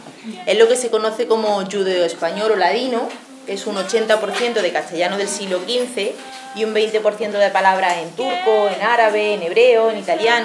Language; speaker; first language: Spanish; native; Spanish